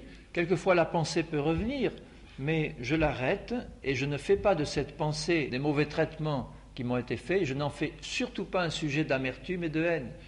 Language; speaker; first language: French; native; French